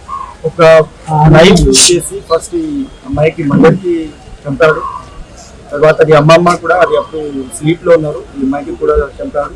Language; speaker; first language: Telugu; non-native, fluent; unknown